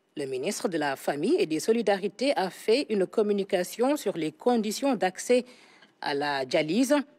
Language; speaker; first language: French; non-native, local second language; Wolof